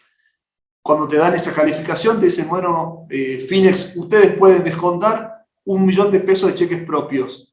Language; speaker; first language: Spanish; native; Spanish